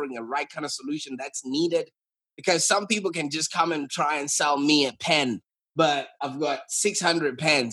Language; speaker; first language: English; non-native, local second language; Shona